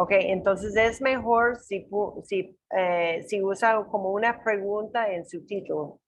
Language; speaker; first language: Spanish; non-native, learner; English